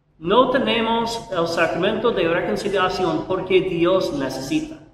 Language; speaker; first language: Spanish; non-native, learner; English